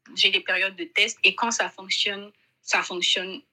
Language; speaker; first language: French; non-native, local second language; Bambara